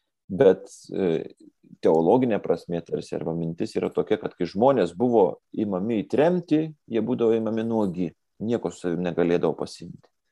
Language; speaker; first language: Lithuanian; native; Lithuanian